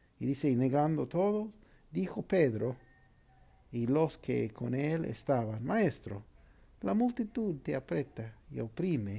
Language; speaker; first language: Spanish; non-native, fluent; English